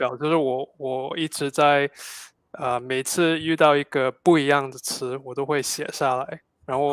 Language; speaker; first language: Chinese; non-native, fluent; English